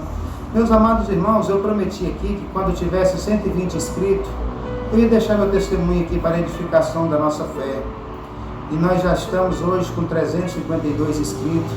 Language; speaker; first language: Portuguese; native; Portuguese